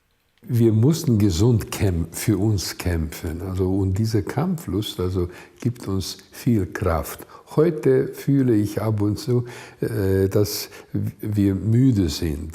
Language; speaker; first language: German; non-native, fluent; Hungarian